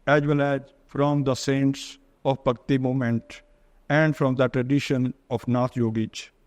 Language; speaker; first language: English; non-native, local second language; Punjabi